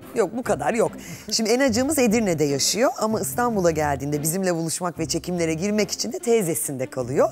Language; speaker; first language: Turkish; native; Turkish